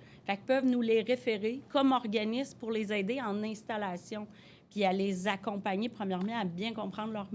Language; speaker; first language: French; native; French